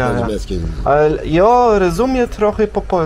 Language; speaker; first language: Ukrainian; non-native, learner; German